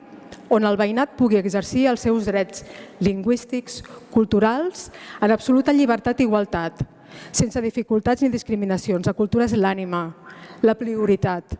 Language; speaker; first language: Catalan; native; Catalan